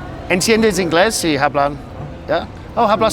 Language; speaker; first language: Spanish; non-native, learner; English